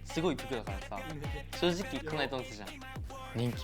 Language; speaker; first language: Japanese; native; Japanese